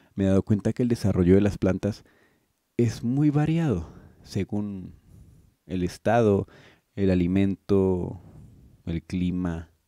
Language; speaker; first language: Spanish; native; Spanish